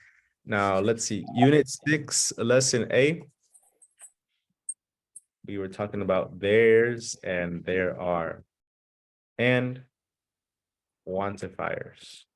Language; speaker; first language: English; early bilingual, other home language; Spanish